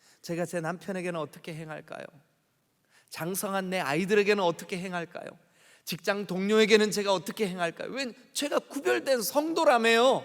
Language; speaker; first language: Korean; native; Korean